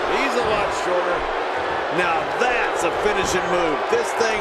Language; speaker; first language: English; native; English